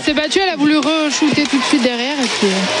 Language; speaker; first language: French; native; French